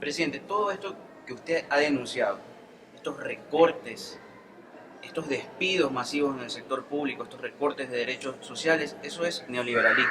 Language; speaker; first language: Spanish; native; Spanish